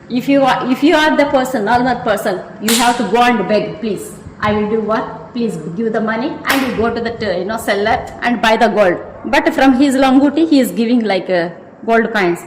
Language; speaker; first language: English; non-native, local second language; Telugu